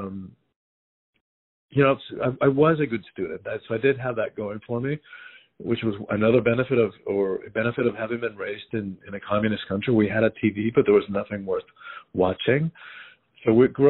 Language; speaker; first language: English; early bilingual, other home language; Spanish